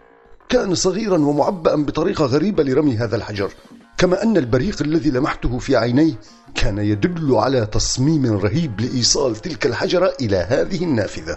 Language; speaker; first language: Arabic; native; Arabic